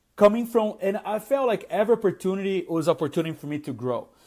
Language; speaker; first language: English; non-native, fluent; Portuguese